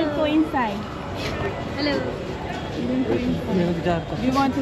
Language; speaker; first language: English; non-native, learner; Thai